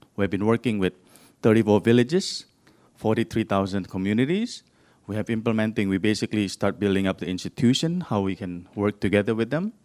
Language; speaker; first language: English; non-native, fluent; Indonesian